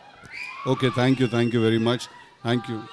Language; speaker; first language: Telugu; native; Telugu